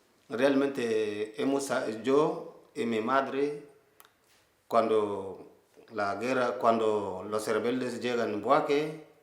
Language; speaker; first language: Spanish; non-native, learner; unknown